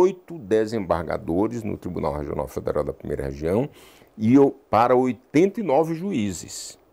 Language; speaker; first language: Portuguese; native; Portuguese